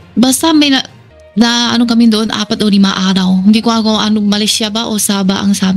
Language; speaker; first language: Filipino; non-native, learner; Chinese